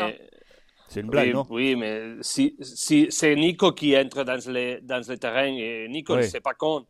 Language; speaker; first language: French; non-native, learner; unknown